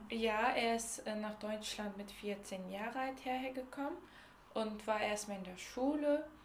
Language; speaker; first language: German; early bilingual, other home language; Turkish